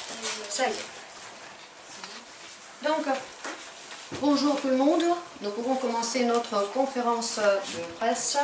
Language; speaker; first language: French; non-native, fluent; Ukrainian